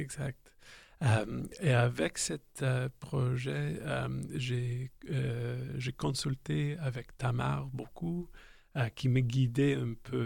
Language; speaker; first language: French; non-native, learner; English